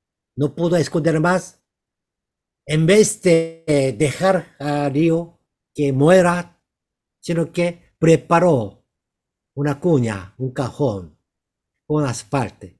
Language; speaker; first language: Spanish; non-native, learner; Korean